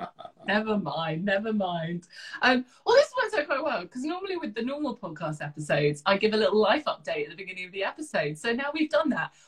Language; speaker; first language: English; native; English